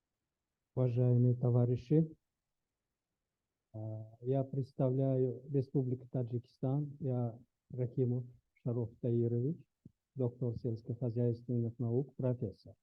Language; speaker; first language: Russian; native; Russian